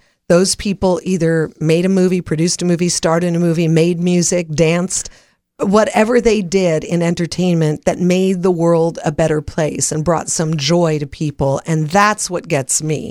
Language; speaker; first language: English; native; English